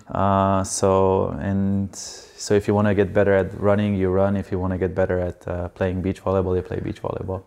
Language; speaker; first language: English; non-native, fluent; Slovenian